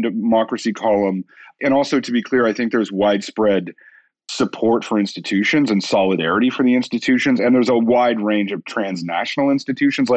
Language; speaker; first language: English; native; English